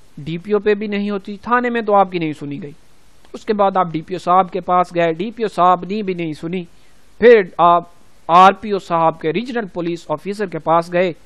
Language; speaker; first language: Urdu; non-native, local second language; Punjabi